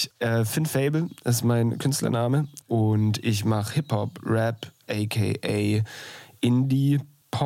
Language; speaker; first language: German; native; German